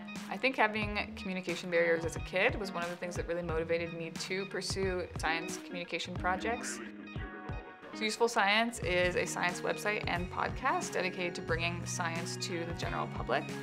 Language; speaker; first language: English; native; English